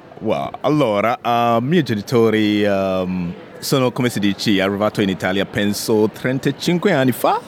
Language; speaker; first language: Italian; non-native, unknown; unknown